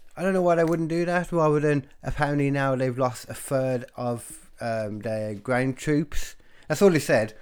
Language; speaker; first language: English; native; English